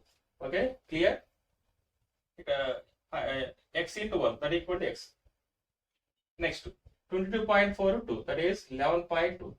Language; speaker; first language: English; non-native, local second language; Telugu